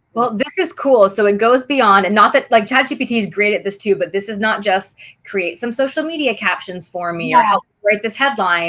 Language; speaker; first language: English; native; English